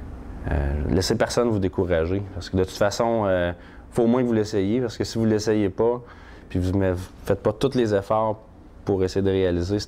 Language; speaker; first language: French; native; French